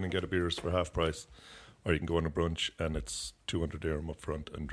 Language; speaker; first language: English; native; English